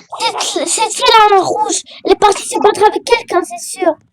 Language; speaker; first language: French; native; French